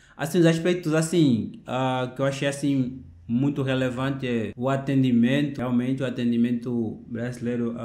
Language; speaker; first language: Portuguese; native; Portuguese